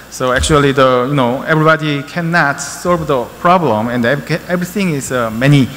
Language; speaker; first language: English; non-native, learner; Korean